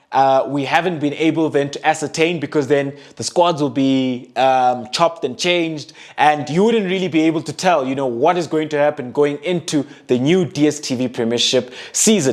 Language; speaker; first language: English; non-native, local second language; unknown